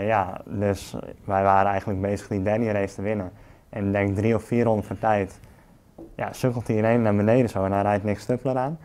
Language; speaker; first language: Dutch; native; Dutch